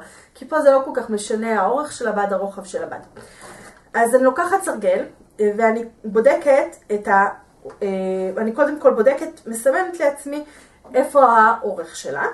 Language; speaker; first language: Hebrew; native; Hebrew